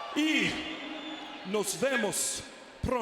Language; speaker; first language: Spanish; non-native, learner; English